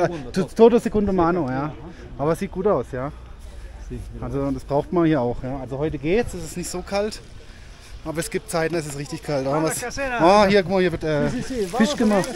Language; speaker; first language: German; native; German